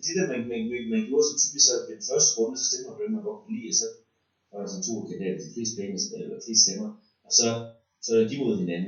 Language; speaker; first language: Danish; native; Danish